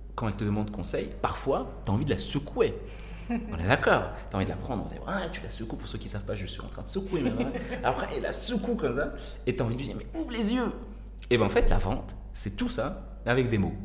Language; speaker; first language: French; non-native, local second language; Arabic